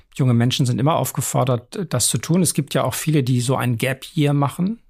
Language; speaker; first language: German; native; German